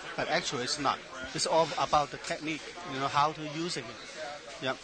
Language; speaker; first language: English; non-native, learner; Chinese